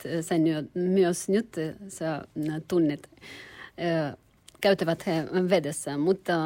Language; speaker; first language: Finnish; non-native, learner; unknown